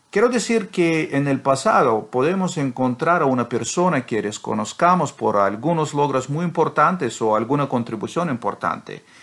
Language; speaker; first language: Spanish; non-native, fluent; Russian